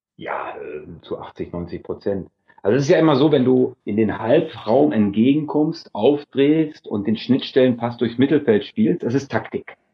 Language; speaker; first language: German; early bilingual, other home language; Dutch